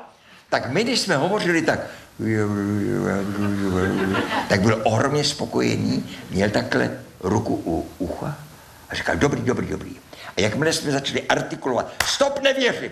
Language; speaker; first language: Czech; native; Czech